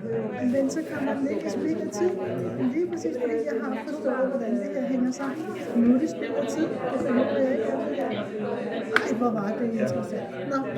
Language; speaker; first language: Danish; native; Danish